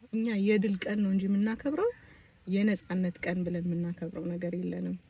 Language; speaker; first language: Amharic; native; Amharic